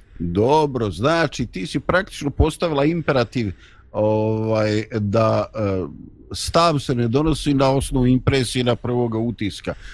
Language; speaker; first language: Bosnian; native; Bosnian